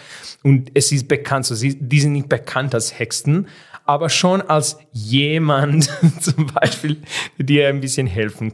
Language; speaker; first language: German; non-native, fluent; Serbian